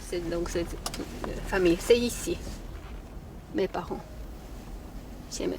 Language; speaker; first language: French; non-native, fluent; Japanese